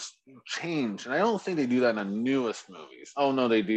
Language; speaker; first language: English; native; English